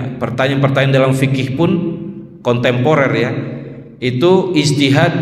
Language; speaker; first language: Indonesian; native; Indonesian